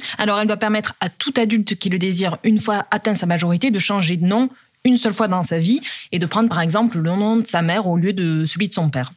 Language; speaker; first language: French; native; French